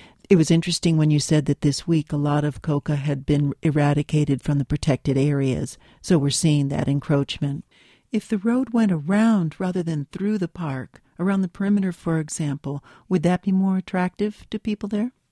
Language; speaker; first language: English; native; English